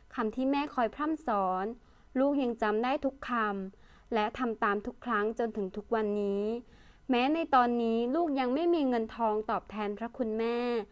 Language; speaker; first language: Thai; early bilingual, other home language; Lao